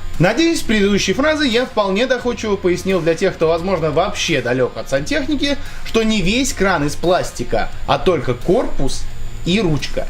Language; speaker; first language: Russian; native; Russian